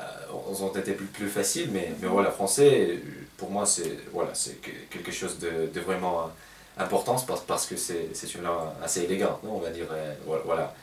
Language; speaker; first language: French; non-native, fluent; Russian